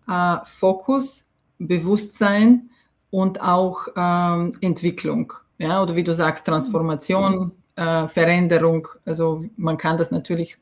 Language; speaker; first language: German; non-native, fluent; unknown